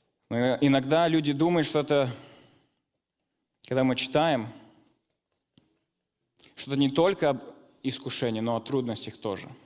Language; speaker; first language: Russian; early bilingual, heritage; Russian